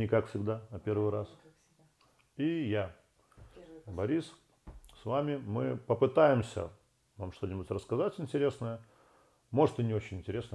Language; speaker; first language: Russian; native; Russian